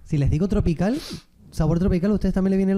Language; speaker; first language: Spanish; native; Spanish